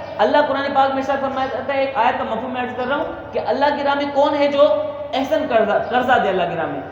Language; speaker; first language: Urdu; non-native, local second language; Sindhi